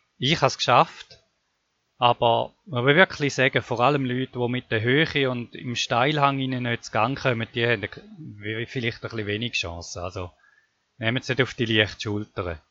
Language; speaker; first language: German; native; German